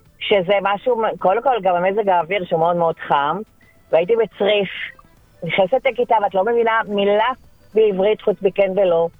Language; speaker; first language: Hebrew; early bilingual, other home language; French